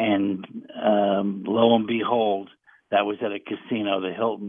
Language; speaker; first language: English; native; English